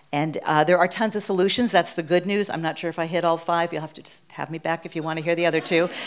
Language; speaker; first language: English; native; English